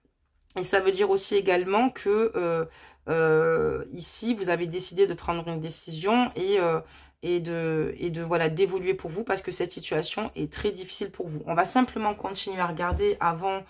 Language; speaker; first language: French; native; French